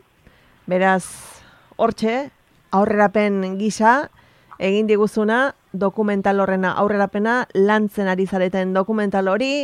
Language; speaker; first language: Basque; native; Basque